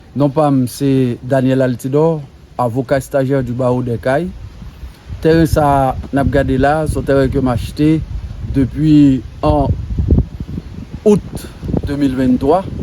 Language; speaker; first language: French; non-native, local second language; Haitian Creole